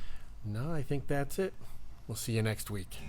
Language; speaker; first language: English; native; English